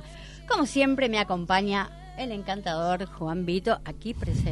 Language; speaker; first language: Spanish; native; Spanish